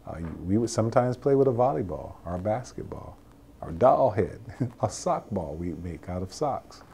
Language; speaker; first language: English; native; English